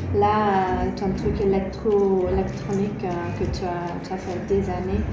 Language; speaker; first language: French; non-native, fluent; English